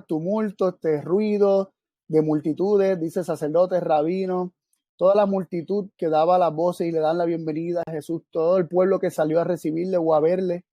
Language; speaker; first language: Spanish; native; Spanish